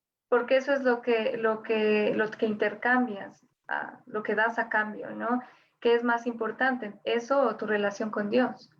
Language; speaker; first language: Spanish; non-native, fluent; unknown